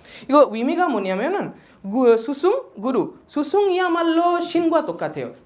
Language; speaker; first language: Korean; non-native, fluent; Odia